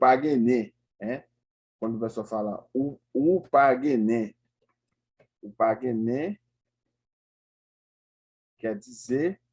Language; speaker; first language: Portuguese; non-native, fluent; Haitian Creole